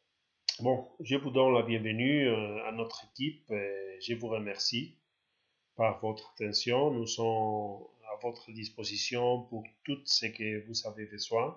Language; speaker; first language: French; non-native, learner; Spanish